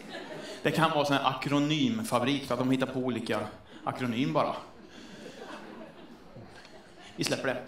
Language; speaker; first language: Swedish; native; Swedish